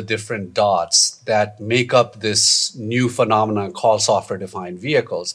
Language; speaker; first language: English; non-native, local second language; Nepali